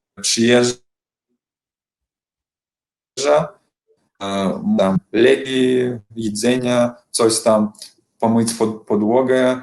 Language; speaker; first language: Polish; non-native, learner; Belarusian